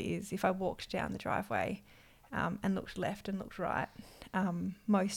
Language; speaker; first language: English; native; English